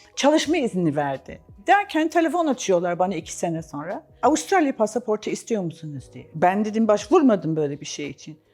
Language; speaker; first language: Turkish; non-native, fluent; English